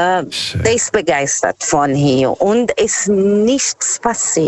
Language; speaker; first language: German; non-native, fluent; Portuguese